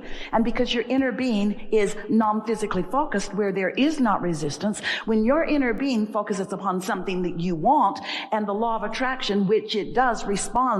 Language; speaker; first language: English; native; English